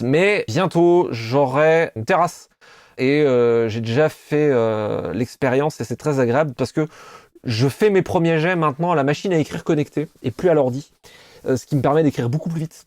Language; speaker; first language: French; native; French